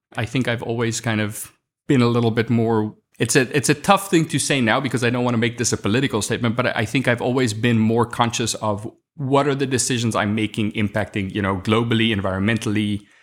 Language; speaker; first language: English; non-native, local second language; Afrikaans